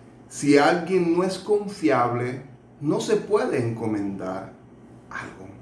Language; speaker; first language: Spanish; native; Spanish